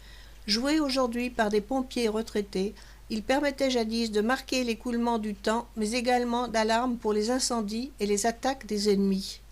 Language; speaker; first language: French; native; French